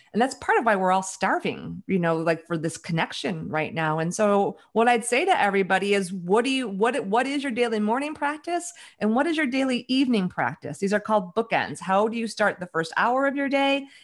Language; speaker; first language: English; native; English